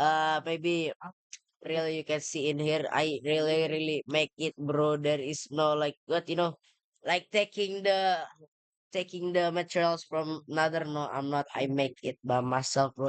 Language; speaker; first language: English; non-native, learner; Indonesian